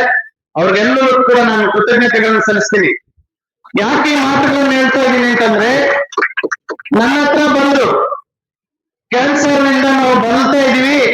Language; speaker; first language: Kannada; native; Kannada